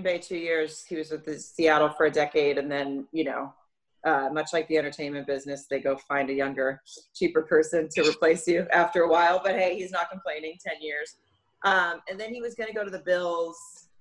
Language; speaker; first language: English; native; English